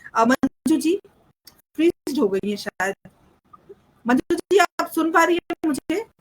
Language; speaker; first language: Hindi; native; Hindi